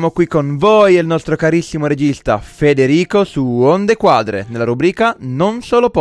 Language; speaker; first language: Italian; native; Italian